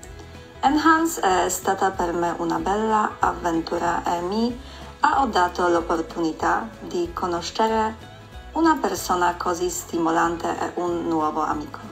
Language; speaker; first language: Italian; non-native, fluent; Polish